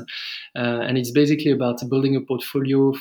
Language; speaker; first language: English; non-native, fluent; French